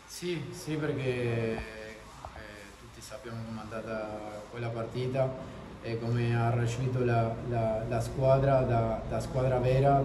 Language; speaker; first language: Italian; non-native, fluent; Spanish